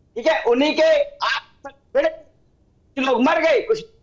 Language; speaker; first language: Hindi; native; Hindi